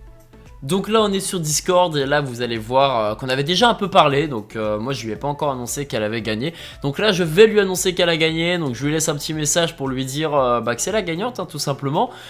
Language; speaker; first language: French; native; French